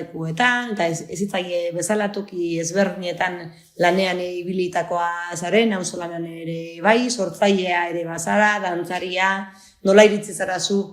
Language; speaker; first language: Basque; native; Basque